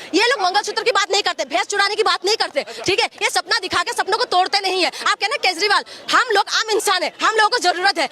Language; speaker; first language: Hindi; non-native, local second language; Assamese